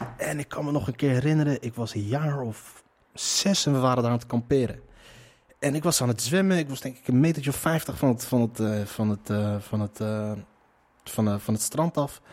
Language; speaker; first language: Dutch; early bilingual, other home language; Arabic